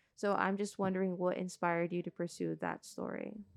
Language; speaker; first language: English; early bilingual, other home language; Spanish